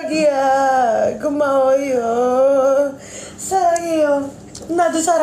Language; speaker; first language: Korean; non-native, learner; Indonesian